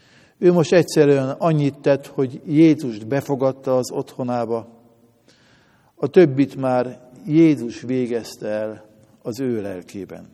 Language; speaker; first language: Hungarian; native; Hungarian